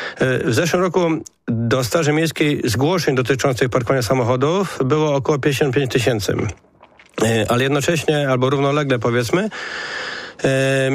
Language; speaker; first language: Polish; native; Polish